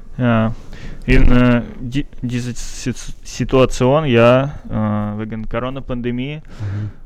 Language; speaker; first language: German; non-native, learner; Russian